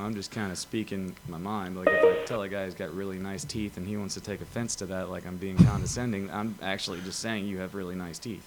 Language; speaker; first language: English; native; English